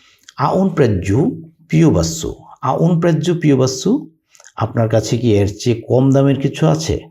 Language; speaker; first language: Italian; non-native, learner; Bangla